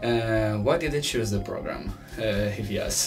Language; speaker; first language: English; non-native, fluent; Italian